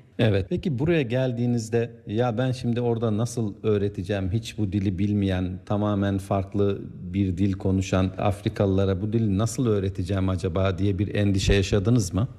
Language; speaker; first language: Turkish; native; Turkish